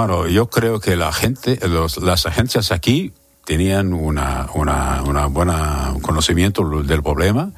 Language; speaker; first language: Spanish; non-native, learner; English